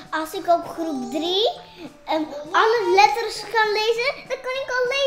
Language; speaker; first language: Dutch; early bilingual, other home language; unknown